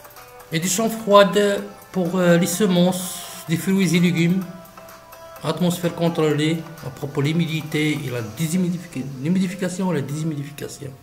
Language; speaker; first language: French; non-native, local second language; Arabic